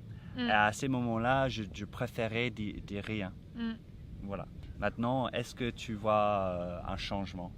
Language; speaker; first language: French; non-native, fluent; English